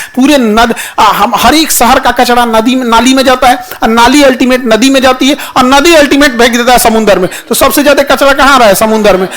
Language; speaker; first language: Hindi; native; Hindi